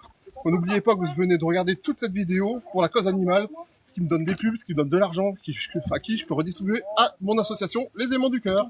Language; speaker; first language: French; native; French